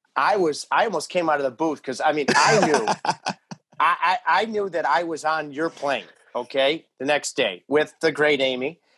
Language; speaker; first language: English; native; English